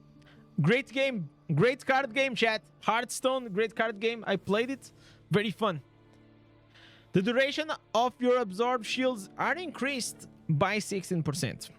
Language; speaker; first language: English; non-native, fluent; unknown